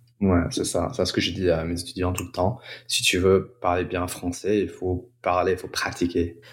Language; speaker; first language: French; non-native, fluent; English